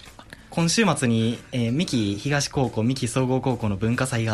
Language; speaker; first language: Japanese; native; Japanese